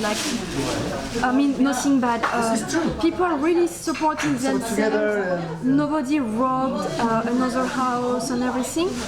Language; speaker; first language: English; non-native, fluent; French